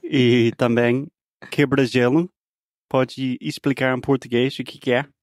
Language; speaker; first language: Portuguese; non-native, fluent; English